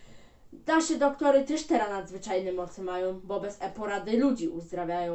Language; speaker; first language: Polish; native; Polish